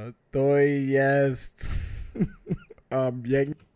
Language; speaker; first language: Polish; non-native, learner; English